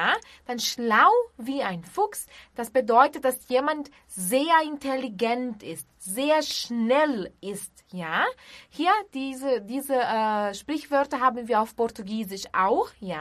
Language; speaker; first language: German; non-native, fluent; Portuguese